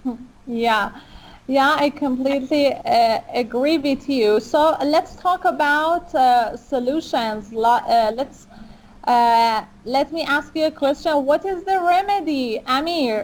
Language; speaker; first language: English; non-native, fluent; Persian